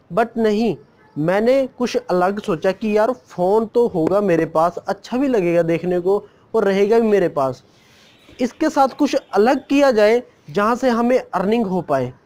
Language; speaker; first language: Hindi; non-native, local second language; Punjabi